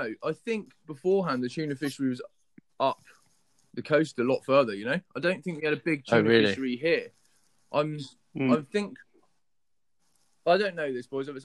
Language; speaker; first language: English; native; English